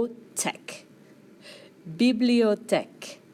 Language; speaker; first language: French; non-native, fluent; English